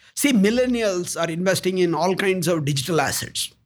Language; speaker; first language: English; non-native, local second language; Kannada